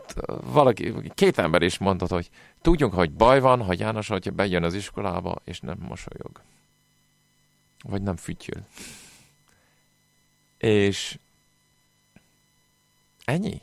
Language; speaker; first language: Hungarian; non-native, fluent; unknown